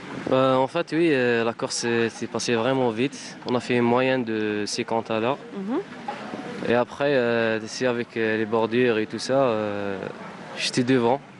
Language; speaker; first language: French; non-native, local second language; Arabic